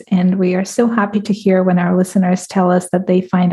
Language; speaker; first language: English; non-native, fluent; Russian